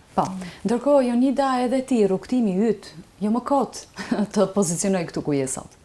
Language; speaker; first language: Albanian; native; Albanian